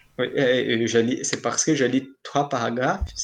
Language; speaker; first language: French; non-native, fluent; Portuguese